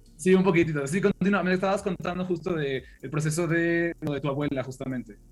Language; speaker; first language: Spanish; native; Spanish